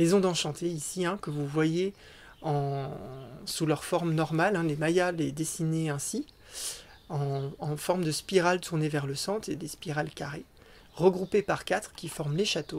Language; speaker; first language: French; native; French